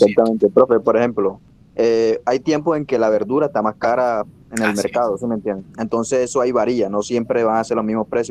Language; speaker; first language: Spanish; native; Spanish